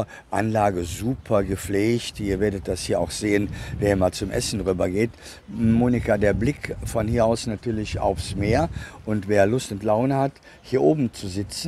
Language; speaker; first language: German; native; German